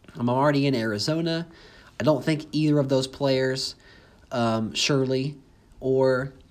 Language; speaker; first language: English; native; English